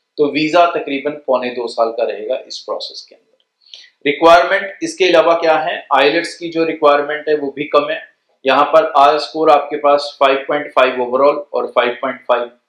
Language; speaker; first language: Hindi; non-native, local second language; Punjabi